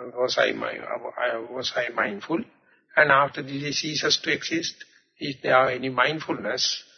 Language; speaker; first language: English; non-native, local second language; Sinhala